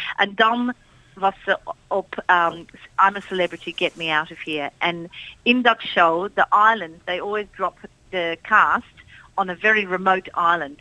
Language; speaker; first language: English; early bilingual, other home language; Dutch